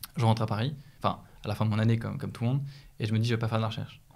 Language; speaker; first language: French; native; French